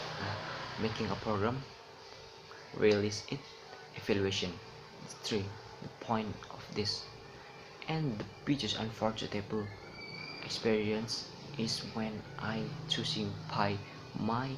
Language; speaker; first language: English; non-native, learner; Indonesian